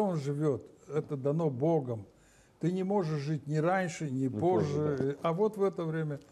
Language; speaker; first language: Russian; non-native, local second language; Romanian